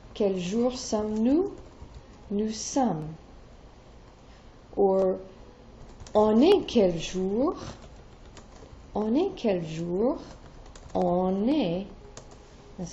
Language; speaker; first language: French; non-native, fluent; English